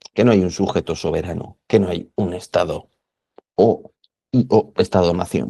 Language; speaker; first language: Spanish; native; Spanish